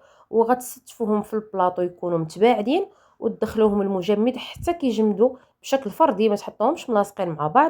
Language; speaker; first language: Arabic; native; Arabic